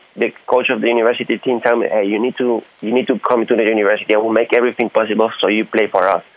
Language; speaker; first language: English; non-native, fluent; Spanish